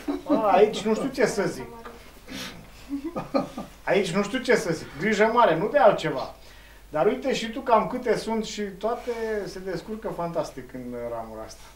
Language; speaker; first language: Romanian; native; Romanian